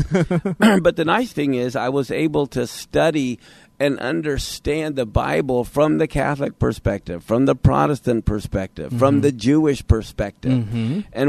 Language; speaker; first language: English; native; English